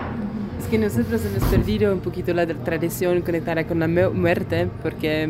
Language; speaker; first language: Spanish; non-native, fluent; Czech